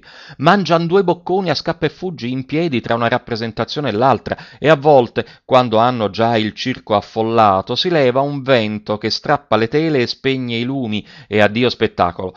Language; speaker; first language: Italian; native; Italian